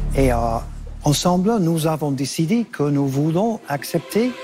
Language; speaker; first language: French; non-native, fluent; English